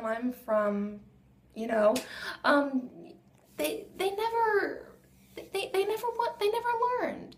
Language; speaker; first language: English; native; English